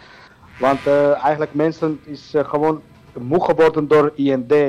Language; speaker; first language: Dutch; non-native, learner; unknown